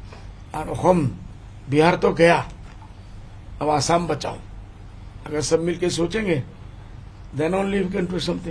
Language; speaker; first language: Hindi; non-native, local second language; Assamese